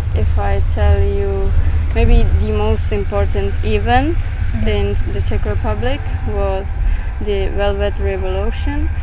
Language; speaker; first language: English; non-native, fluent; Czech